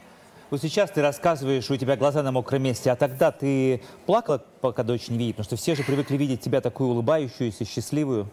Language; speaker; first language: Russian; native; Russian